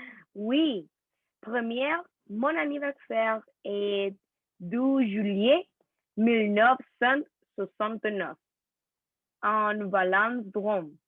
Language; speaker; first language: French; non-native, learner; Spanish